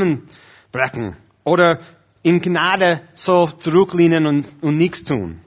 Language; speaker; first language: German; non-native, fluent; English